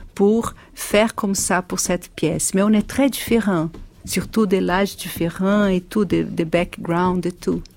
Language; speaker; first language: French; non-native, fluent; Portuguese